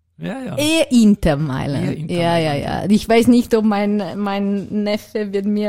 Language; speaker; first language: German; non-native, learner; Italian